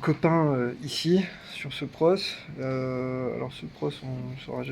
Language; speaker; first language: French; native; French